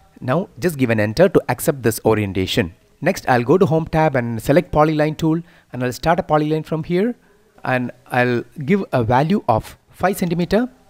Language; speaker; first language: English; non-native, local second language; Malayalam